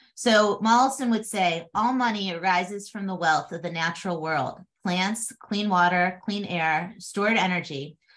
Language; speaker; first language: English; native; English